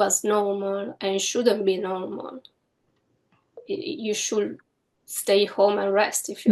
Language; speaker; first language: English; non-native, fluent; Italian